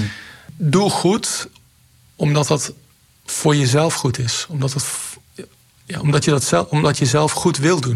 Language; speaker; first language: Dutch; native; Dutch